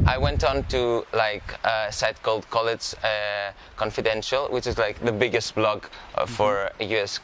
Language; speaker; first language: English; non-native, fluent; Greek